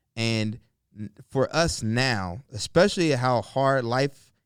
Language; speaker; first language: English; native; English